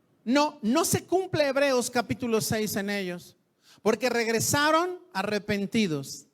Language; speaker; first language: Spanish; native; Spanish